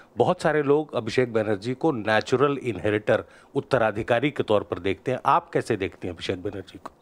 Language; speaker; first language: Hindi; native; Hindi